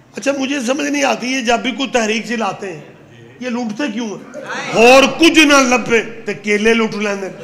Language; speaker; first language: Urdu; non-native, local second language; Punjabi